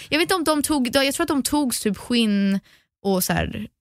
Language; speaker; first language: Swedish; early bilingual, heritage; Swedish